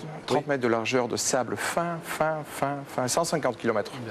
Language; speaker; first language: French; non-native, fluent; Bulgarian